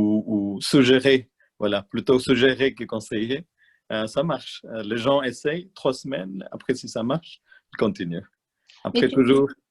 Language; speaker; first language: French; non-native, learner; Malayalam